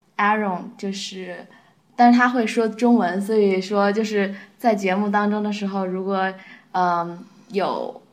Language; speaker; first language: Chinese; native; Chinese